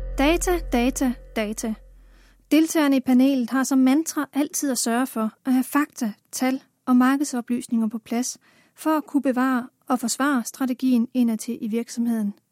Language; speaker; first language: Danish; native; Danish